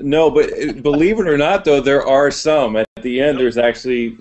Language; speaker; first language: English; native; English